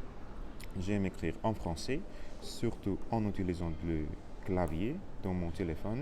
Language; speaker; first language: French; non-native, learner; Russian